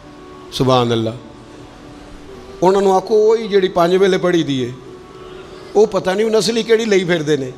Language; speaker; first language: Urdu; non-native, local second language; Punjabi